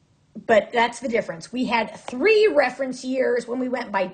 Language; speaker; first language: English; native; English